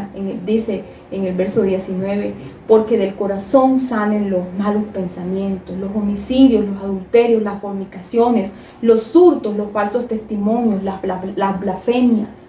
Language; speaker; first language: Spanish; native; Spanish